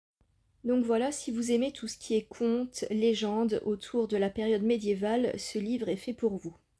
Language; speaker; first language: French; native; French